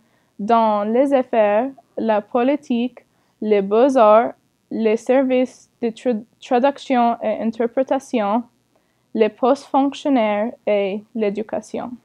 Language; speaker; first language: French; non-native, learner; English